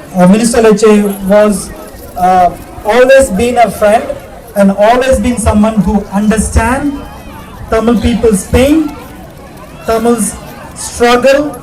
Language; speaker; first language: English; non-native, local second language; Tamil